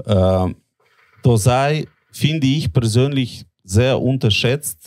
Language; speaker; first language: German; non-native, fluent; Latvian